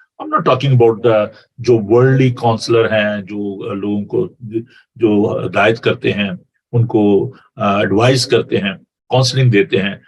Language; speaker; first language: Urdu; non-native, local second language; Punjabi